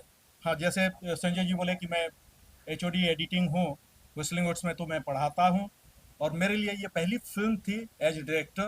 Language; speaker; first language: Hindi; native; Hindi